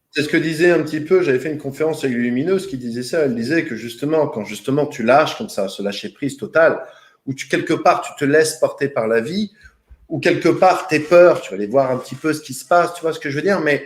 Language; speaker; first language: French; native; French